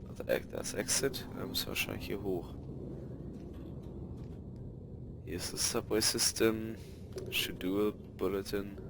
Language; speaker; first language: German; native; German